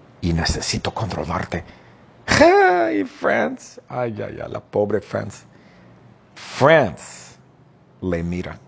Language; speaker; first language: Spanish; non-native, fluent; English